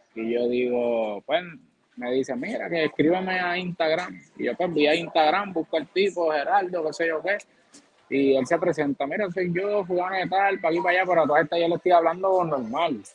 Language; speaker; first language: Spanish; native; Spanish